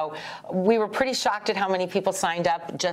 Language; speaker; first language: English; native; English